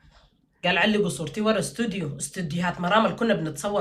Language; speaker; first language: Arabic; native; Arabic